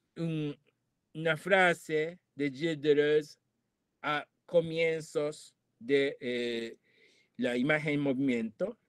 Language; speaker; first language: Spanish; non-native, fluent; Japanese